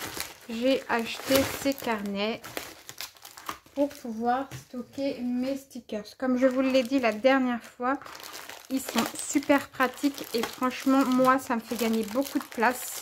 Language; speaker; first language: French; native; French